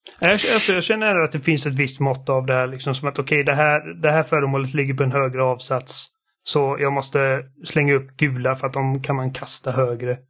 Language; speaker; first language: Swedish; early bilingual, other home language; German